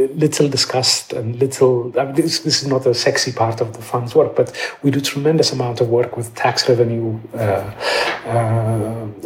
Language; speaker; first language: English; non-native, fluent; Amharic